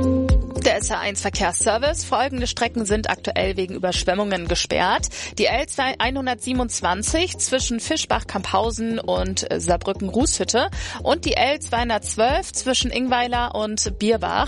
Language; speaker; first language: German; native; German